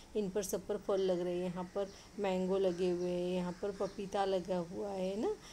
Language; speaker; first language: Hindi; non-native, local second language; Marathi